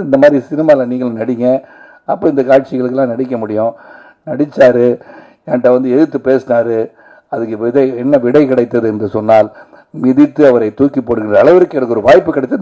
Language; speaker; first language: Tamil; native; Tamil